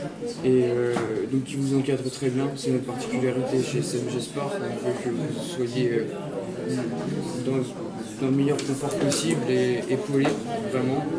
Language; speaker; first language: French; native; French